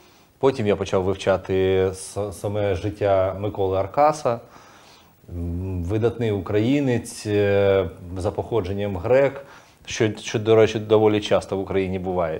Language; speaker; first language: Ukrainian; non-native, local second language; Russian